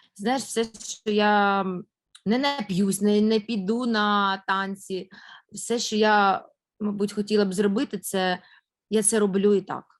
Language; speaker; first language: Ukrainian; non-native, local second language; Russian